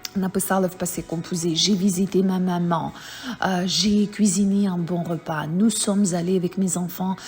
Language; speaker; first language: French; non-native, fluent; Ukrainian